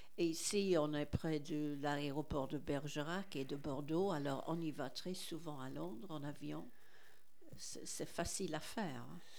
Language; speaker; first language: French; non-native, fluent; English